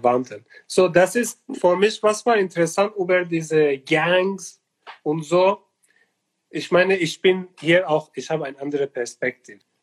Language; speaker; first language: German; non-native, learner; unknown